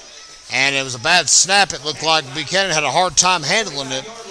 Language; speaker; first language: English; native; English